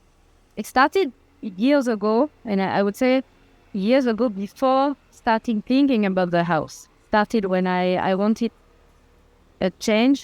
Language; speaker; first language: English; non-native, fluent; Spanish